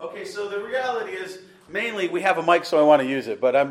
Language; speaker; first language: English; native; English